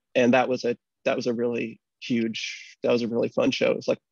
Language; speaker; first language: English; native; English